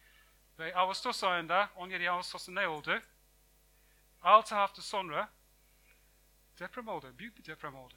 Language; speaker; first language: Turkish; non-native, fluent; English